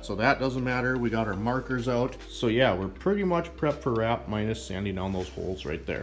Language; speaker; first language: English; native; English